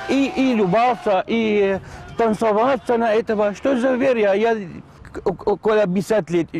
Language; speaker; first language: Russian; non-native, learner; Arabic